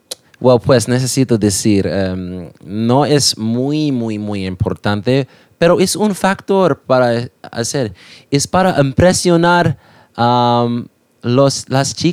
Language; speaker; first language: Spanish; non-native, learner; English